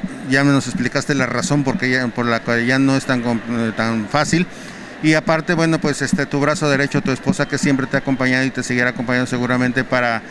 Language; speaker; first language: Spanish; native; Spanish